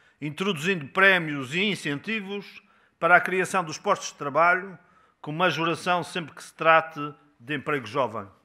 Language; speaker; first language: Portuguese; native; Portuguese